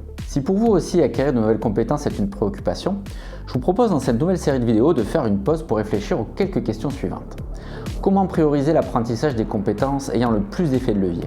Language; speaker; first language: French; native; French